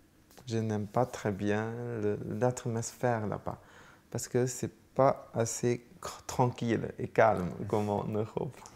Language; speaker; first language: French; non-native, fluent; Chinese